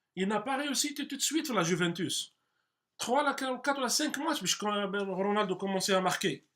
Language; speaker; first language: French; non-native, local second language; Arabic